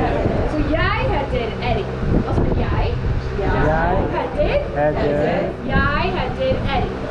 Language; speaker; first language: Norwegian; non-native, fluent; English